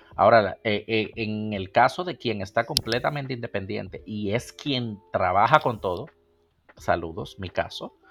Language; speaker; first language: Spanish; native; Spanish